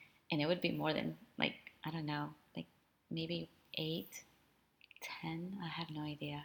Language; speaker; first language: English; early bilingual, other home language; Spanish